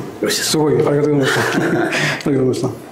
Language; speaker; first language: Japanese; non-native, learner; Arabic